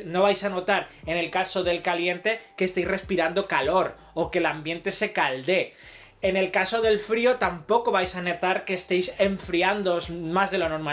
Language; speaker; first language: Spanish; native; Spanish